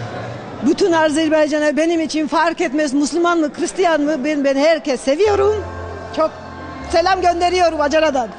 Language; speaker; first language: Turkish; non-native, learner; Georgian